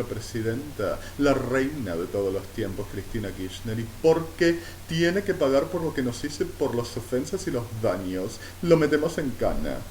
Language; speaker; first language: Spanish; native; Spanish